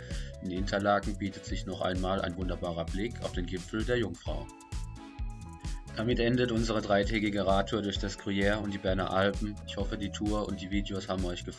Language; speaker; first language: German; native; German